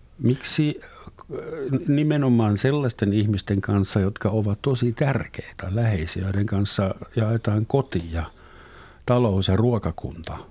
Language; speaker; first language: Finnish; non-native, fluent; German